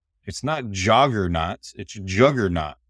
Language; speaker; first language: English; native; English